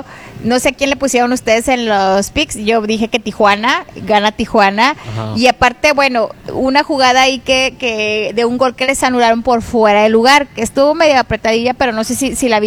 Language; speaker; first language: Spanish; native; Spanish